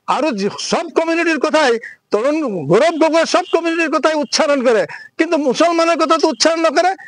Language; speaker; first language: Assamese; non-native, local second language; Bangla